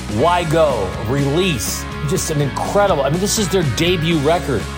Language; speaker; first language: English; native; English